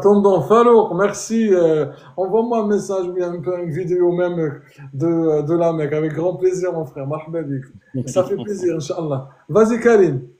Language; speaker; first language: French; native; French